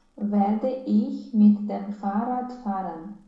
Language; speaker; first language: German; non-native, learner; Romanian